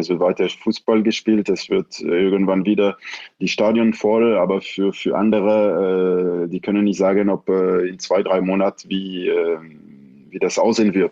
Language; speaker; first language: German; non-native, fluent; French